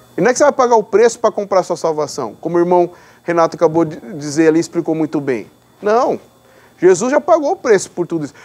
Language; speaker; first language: Portuguese; native; Portuguese